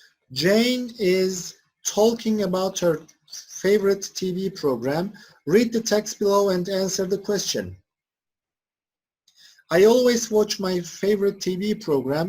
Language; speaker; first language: English; non-native, fluent; Turkish